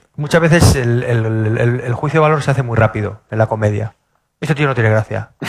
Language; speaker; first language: Spanish; native; Spanish